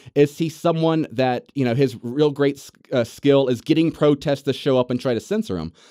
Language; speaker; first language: English; native; English